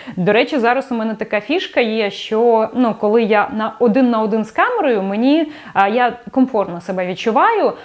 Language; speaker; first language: Ukrainian; non-native, local second language; Russian